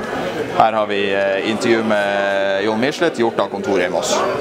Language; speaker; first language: Norwegian; native; Norwegian